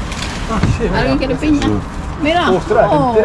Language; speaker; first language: Spanish; non-native, fluent; Filipino